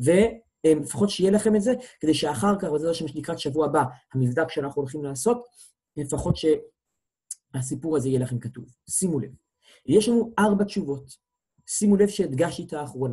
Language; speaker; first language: Hebrew; native; Hebrew